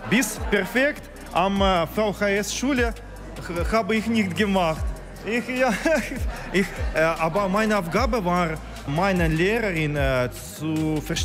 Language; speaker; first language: German; non-native, learner; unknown